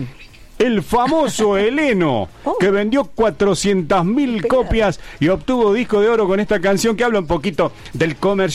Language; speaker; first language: Spanish; native; Spanish